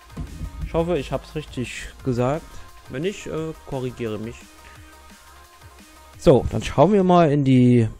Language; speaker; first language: German; native; German